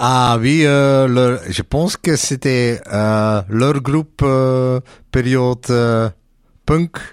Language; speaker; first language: French; non-native, local second language; Dutch